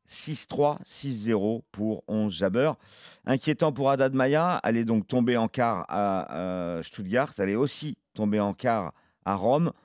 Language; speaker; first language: French; native; French